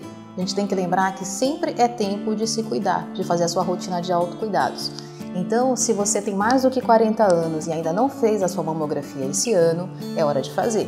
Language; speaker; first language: Portuguese; native; Portuguese